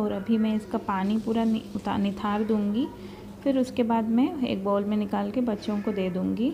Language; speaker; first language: Hindi; native; Hindi